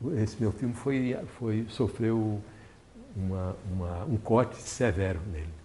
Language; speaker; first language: Portuguese; native; Portuguese